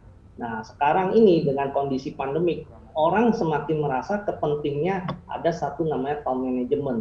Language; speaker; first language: Indonesian; native; Indonesian